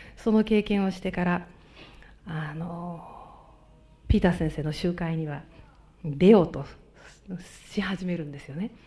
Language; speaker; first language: Japanese; native; Japanese